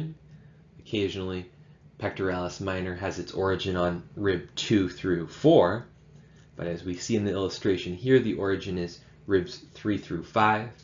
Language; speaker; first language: English; native; English